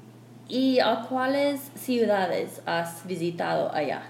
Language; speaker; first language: Spanish; non-native, fluent; English